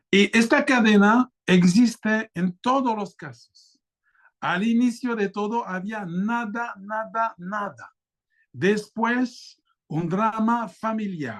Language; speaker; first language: Spanish; non-native, fluent; French